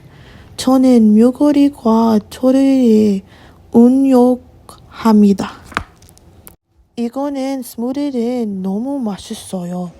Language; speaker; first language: Korean; non-native, learner; English